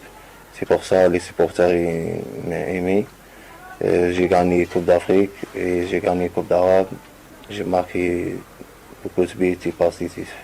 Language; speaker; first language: French; non-native, learner; Arabic